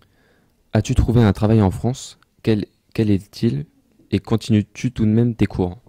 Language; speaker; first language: French; native; French